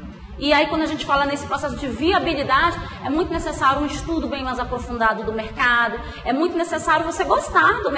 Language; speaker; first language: Portuguese; native; Portuguese